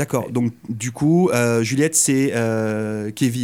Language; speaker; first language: French; native; French